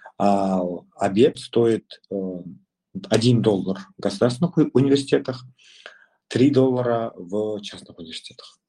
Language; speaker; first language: Russian; non-native, local second language; Kazakh